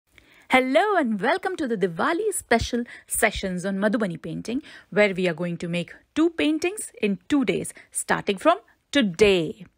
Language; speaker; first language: English; non-native, local second language; Hindi